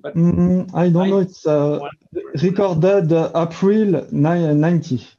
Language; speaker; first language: English; non-native, learner; French